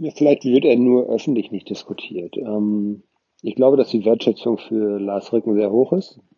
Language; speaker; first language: German; native; German